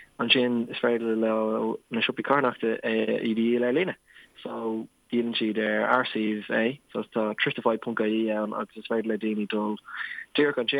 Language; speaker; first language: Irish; non-native, local second language; English